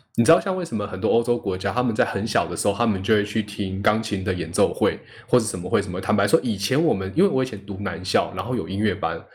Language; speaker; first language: Chinese; non-native, local second language; Hakka Chinese